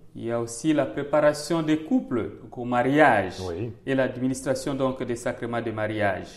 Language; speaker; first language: French; non-native, local second language; Swahili